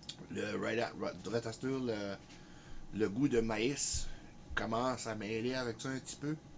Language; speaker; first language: French; early bilingual, heritage; French